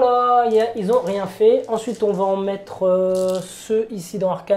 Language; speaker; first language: French; native; French